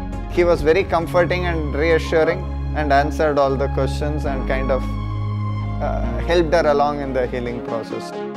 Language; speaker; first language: English; non-native, local second language; Tamil